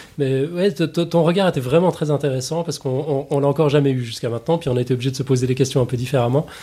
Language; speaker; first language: French; native; French